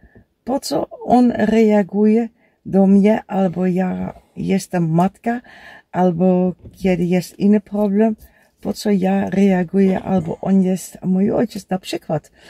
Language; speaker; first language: Polish; non-native, learner; Dutch